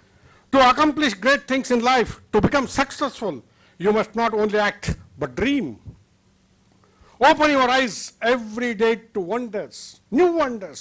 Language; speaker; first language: English; non-native, local second language; Kannada